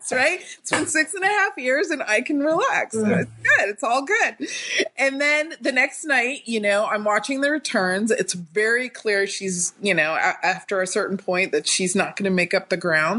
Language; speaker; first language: English; native; English